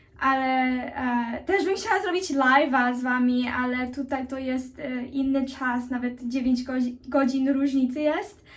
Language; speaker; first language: Polish; early bilingual, heritage; Polish